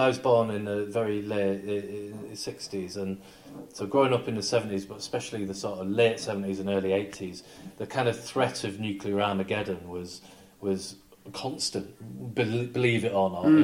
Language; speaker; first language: English; native; English